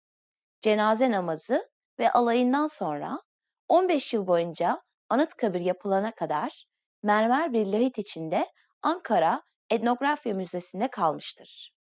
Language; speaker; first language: Turkish; native; Turkish